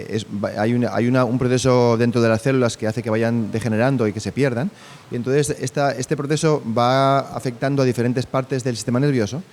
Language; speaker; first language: Spanish; native; Spanish